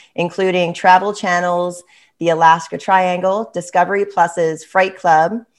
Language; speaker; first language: English; native; English